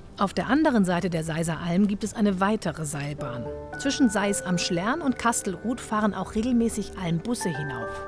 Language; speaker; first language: German; native; German